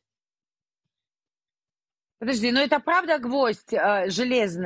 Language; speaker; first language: Russian; native; Russian